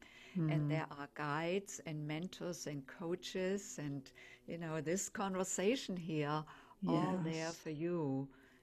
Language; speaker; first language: English; non-native, fluent; German